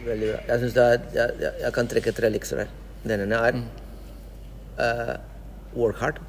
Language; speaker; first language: Norwegian; non-native, fluent; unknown